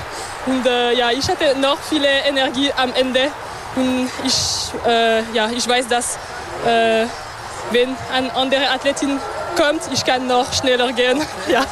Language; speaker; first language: German; non-native, local second language; French